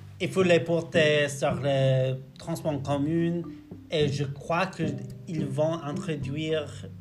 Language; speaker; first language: French; non-native, learner; English